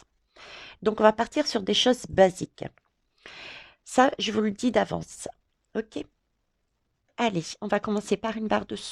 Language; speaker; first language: French; native; French